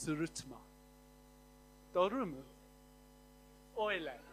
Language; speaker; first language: Turkish; non-native, fluent; English